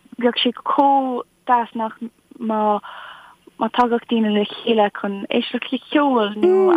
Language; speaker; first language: Irish; non-native, local second language; English